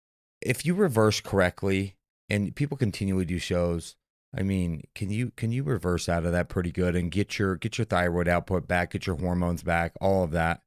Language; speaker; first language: English; native; English